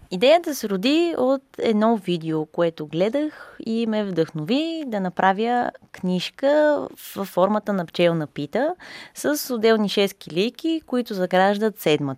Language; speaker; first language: Bulgarian; native; Bulgarian